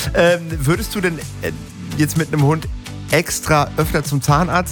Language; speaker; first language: German; native; German